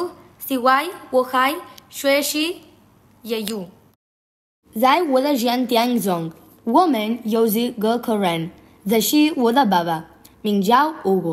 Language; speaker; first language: Chinese; non-native, learner; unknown